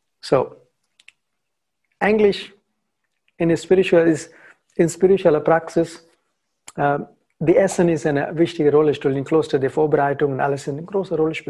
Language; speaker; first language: German; non-native, learner; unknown